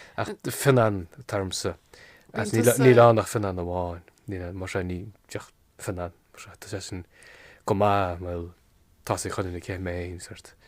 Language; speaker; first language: Irish; native; Irish